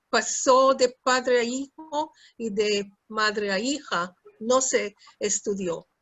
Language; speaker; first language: Spanish; early bilingual, heritage; Ladino